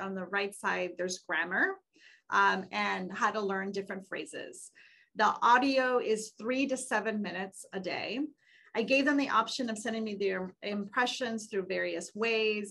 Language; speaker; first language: English; native; English